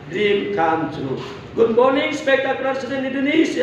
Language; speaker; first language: English; non-native, fluent; Indonesian